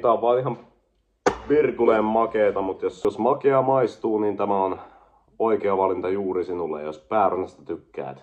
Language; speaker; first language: Finnish; native; Finnish